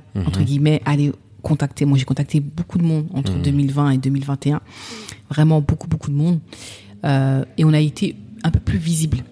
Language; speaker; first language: French; native; French